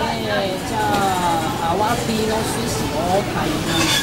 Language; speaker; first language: Japanese; non-native, learner; Cantonese